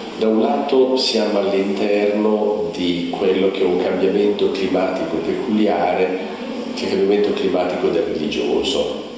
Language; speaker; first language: Italian; native; Italian